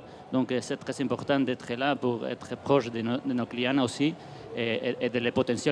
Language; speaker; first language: French; non-native, fluent; Spanish